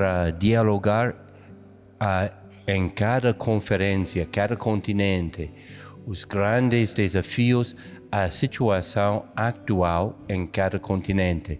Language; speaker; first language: Portuguese; non-native, fluent; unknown